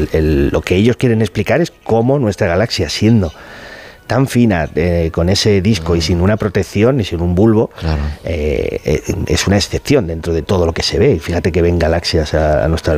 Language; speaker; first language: Spanish; native; Spanish